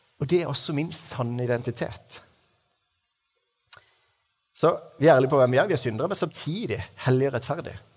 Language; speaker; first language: Norwegian; native; Norwegian